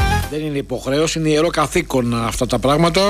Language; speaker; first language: Greek; native; Greek